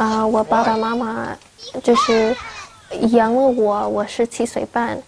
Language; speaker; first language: Chinese; non-native, learner; English